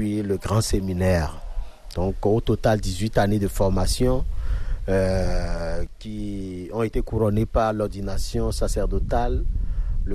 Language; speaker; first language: French; non-native, local second language; Fon